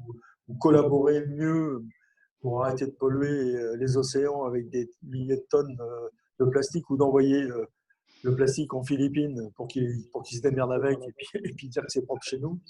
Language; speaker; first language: French; native; French